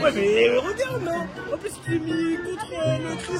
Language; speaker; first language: French; native; French